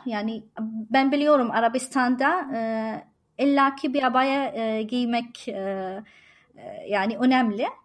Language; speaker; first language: Turkish; non-native, learner; Arabic